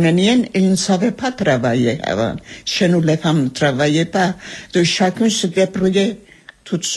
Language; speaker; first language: French; non-native, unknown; Armenian